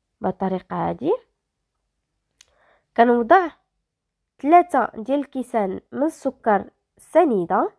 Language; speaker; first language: Arabic; native; Arabic